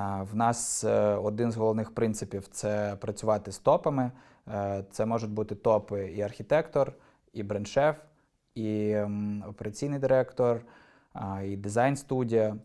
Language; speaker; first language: Ukrainian; non-native, local second language; Russian